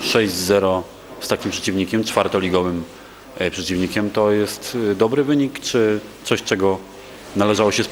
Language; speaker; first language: Polish; native; Polish